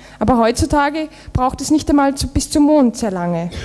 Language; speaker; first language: German; native; German